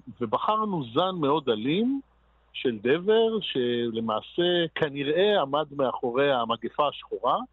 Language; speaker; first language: Hebrew; native; Hebrew